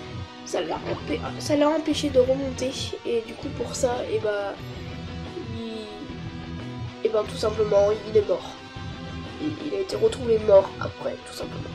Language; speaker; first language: French; native; French